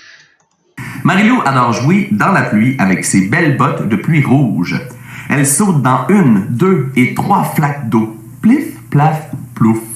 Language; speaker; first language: French; native; French